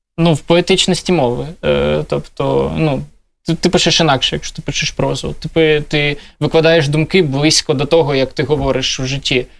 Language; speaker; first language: Ukrainian; non-native, local second language; Russian